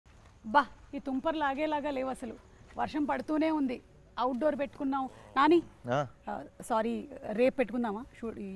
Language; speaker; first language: Telugu; native; Telugu